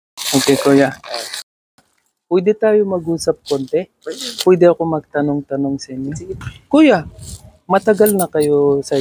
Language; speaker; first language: Filipino; non-native, learner; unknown